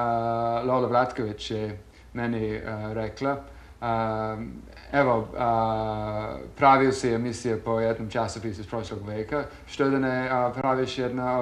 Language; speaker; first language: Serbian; non-native, fluent; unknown